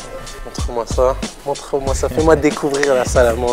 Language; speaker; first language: French; native; French